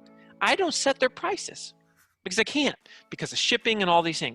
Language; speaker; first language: English; native; English